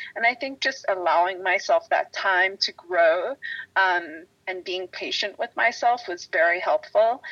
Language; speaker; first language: English; native; English